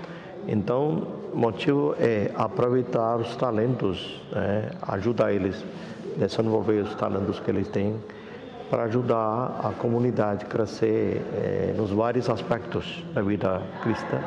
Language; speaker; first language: Portuguese; non-native, fluent; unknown